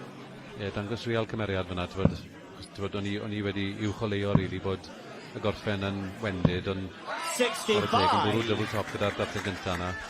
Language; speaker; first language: Welsh; native; Welsh